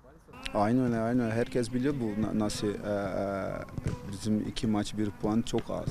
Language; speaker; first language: Turkish; non-native, fluent; Portuguese